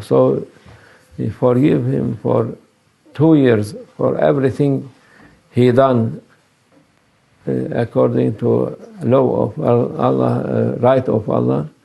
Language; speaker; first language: English; non-native, learner; Turkish